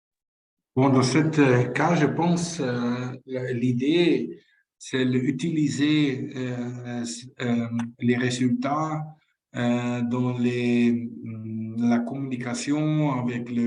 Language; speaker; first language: French; non-native, fluent; Spanish